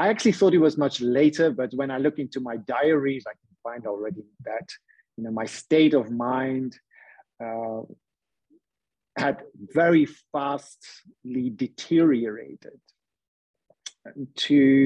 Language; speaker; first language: English; non-native, fluent; Dutch